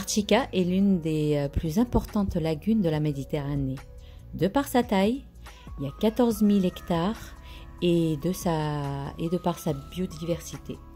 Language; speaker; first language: French; non-native, local second language; Arabic